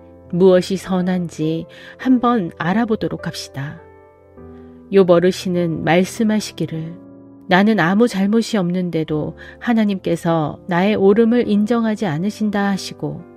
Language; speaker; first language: Korean; native; Korean